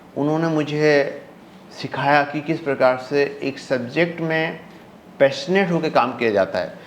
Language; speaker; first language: Hindi; native; Hindi